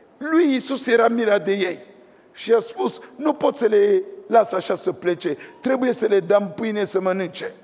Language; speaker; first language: Romanian; non-native, fluent; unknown